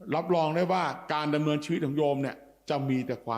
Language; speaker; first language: Thai; native; Thai